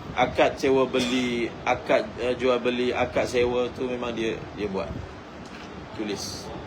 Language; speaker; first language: Malay; native; Malay